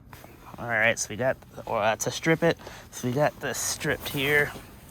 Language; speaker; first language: English; native; English